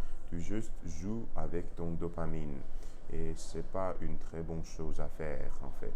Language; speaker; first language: French; non-native, learner; Russian